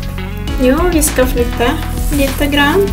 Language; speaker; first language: Swedish; non-native, fluent; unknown